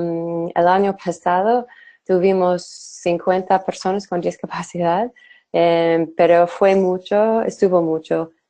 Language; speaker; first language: Spanish; non-native, fluent; English